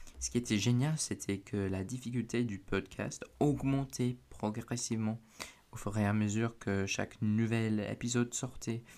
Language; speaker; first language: French; non-native, fluent; English